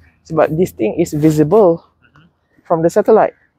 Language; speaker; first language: English; non-native, local second language; Malay